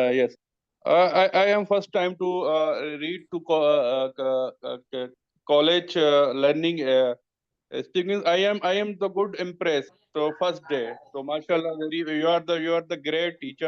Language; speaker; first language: English; non-native, learner; Urdu